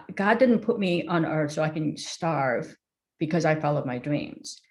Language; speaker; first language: English; early bilingual, other home language; Korean